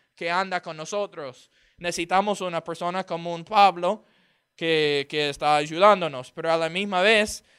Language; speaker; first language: Spanish; non-native, fluent; English